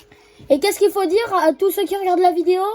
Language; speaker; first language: French; native; French